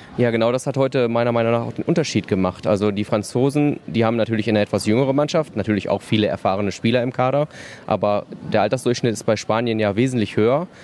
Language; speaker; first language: German; native; German